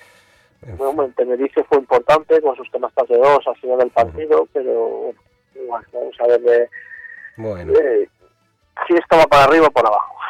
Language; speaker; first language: Spanish; native; Spanish